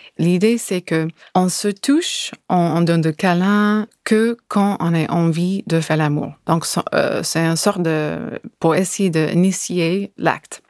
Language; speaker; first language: French; non-native, fluent; English